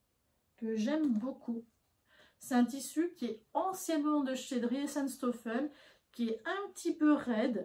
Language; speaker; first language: French; native; French